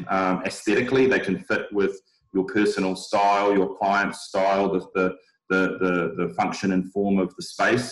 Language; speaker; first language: English; native; English